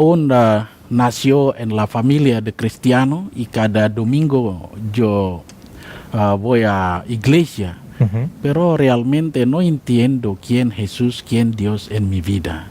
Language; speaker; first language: Spanish; non-native, learner; Indonesian